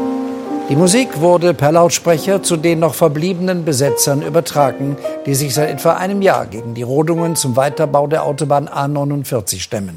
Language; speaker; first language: German; native; German